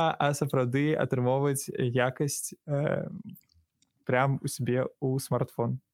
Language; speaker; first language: Belarusian; non-native, local second language; Russian